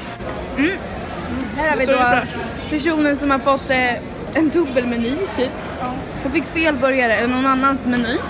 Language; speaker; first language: Swedish; native; Swedish